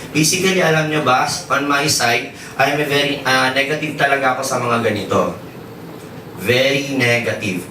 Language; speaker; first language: Filipino; non-native, local second language; Waray